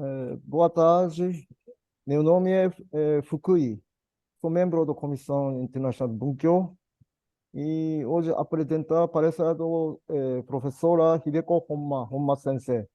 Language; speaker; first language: Portuguese; non-native, learner; Japanese